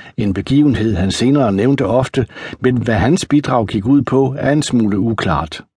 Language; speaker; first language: Danish; native; Danish